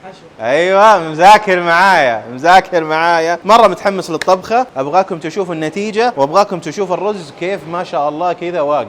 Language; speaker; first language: Arabic; native; Arabic